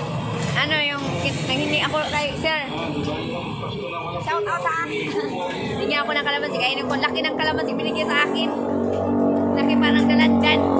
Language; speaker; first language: Filipino; non-native, local second language; Cebuano